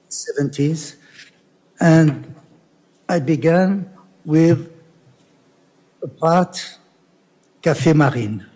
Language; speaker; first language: English; non-native, learner; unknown